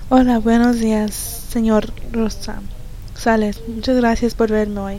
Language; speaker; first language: Spanish; early bilingual, heritage; Spanish